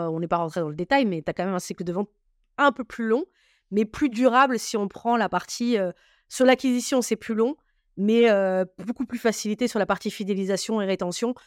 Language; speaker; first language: French; native; French